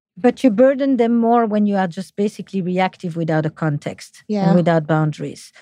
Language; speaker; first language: English; non-native, fluent; French